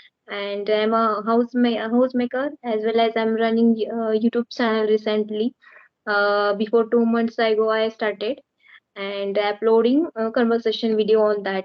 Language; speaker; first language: English; non-native, learner; Marathi